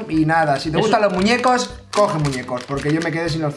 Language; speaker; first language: Spanish; native; Spanish